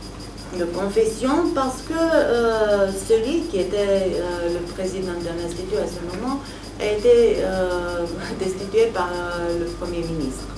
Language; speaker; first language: French; non-native, fluent; Romanian